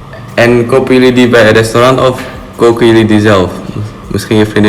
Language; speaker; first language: Dutch; non-native, fluent; Indonesian